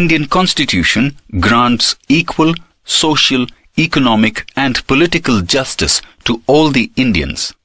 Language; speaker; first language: English; non-native, local second language; Gujarati